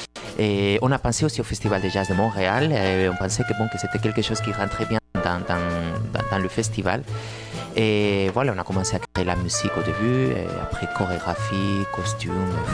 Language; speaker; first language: French; non-native, fluent; Spanish